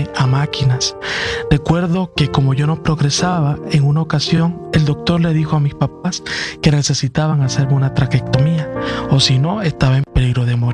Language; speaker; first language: Spanish; native; Spanish